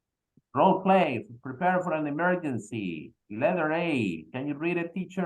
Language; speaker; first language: English; non-native, fluent; Spanish